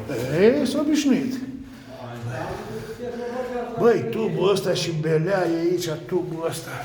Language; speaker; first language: Romanian; native; Romanian